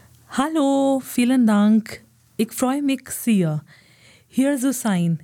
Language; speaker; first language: German; non-native, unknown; Hindi